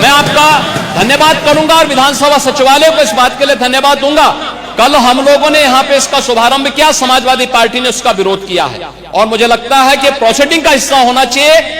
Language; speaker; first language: Hindi; native; Hindi